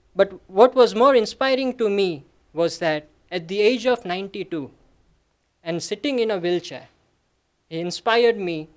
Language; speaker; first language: English; non-native, local second language; Gujarati